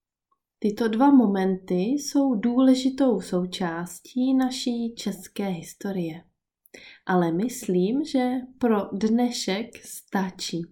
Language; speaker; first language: Czech; native; Czech